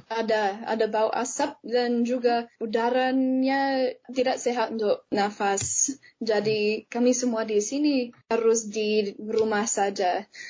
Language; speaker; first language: Indonesian; non-native, fluent; English